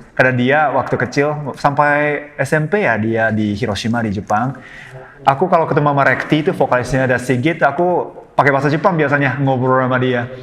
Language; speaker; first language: Indonesian; non-native, fluent; Japanese